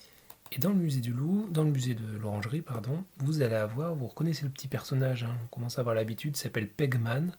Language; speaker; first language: French; native; French